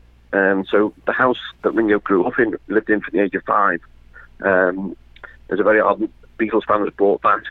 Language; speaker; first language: English; native; English